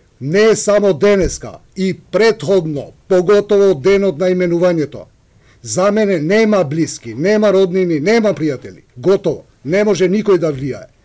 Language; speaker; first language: Macedonian; non-native, local second language; Albanian